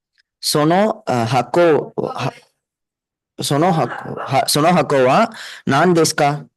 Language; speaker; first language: Japanese; non-native, learner; Tamil